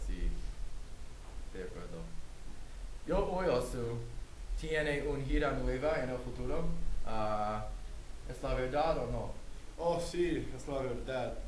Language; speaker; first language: Spanish; non-native, learner; English